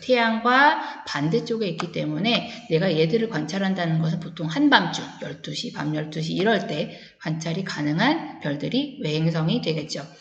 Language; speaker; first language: Korean; native; Korean